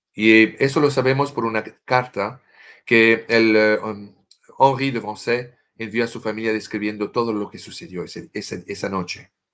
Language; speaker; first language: Spanish; non-native, fluent; French